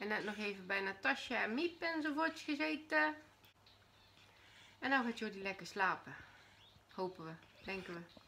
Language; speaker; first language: Dutch; native; Dutch